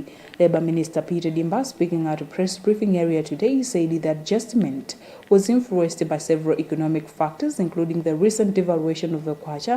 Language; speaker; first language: English; non-native, local second language; Nyanja